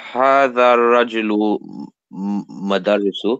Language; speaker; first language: Arabic; non-native, learner; English